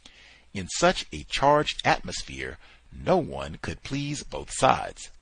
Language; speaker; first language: English; native; English